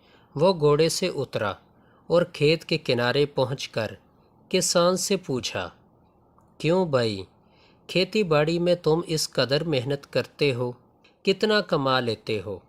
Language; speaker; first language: Urdu; native; Urdu